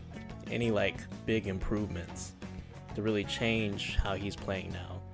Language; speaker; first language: English; native; English